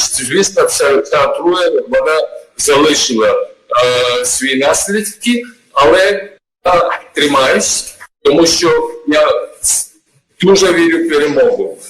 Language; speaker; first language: Ukrainian; non-native, learner; Georgian